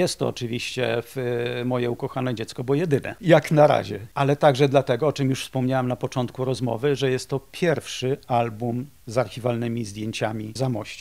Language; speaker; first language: Polish; native; Polish